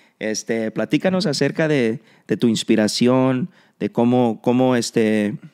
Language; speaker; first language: Spanish; early bilingual, heritage; Spanish